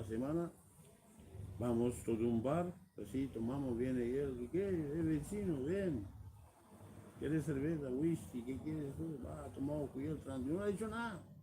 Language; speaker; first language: Spanish; non-native, learner; Romanian